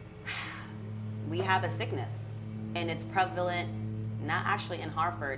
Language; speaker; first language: English; early bilingual, other home language; Russian